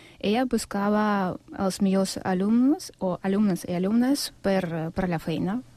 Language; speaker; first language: Catalan; non-native, fluent; Russian